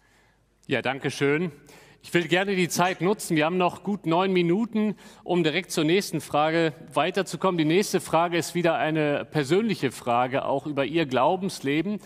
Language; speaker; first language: German; native; German